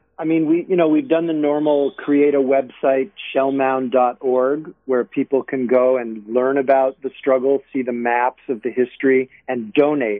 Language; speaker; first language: English; native; English